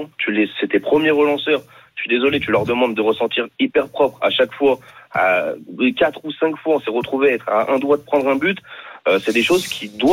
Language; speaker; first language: French; native; French